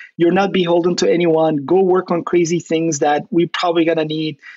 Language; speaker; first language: English; non-native, fluent; Turkish